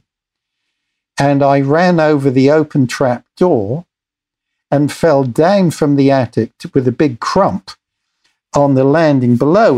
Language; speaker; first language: English; native; English